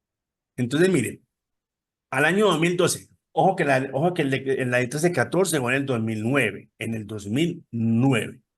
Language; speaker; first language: Spanish; native; Spanish